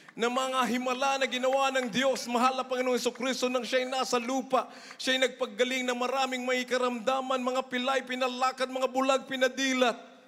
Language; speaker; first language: Filipino; native; Filipino